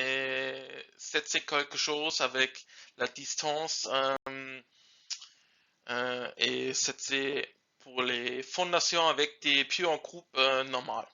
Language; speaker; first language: French; non-native, learner; German